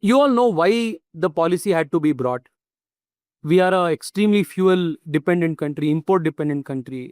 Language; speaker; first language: English; non-native, local second language; Kannada